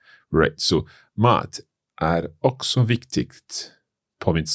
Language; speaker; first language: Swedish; non-native, learner; English